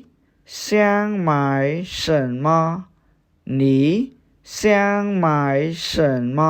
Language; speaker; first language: Chinese; non-native, fluent; Khmer